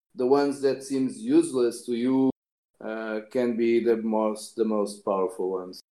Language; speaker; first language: English; non-native, fluent; Portuguese